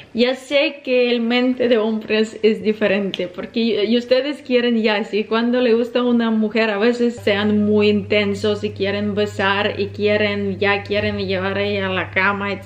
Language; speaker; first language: Spanish; non-native, fluent; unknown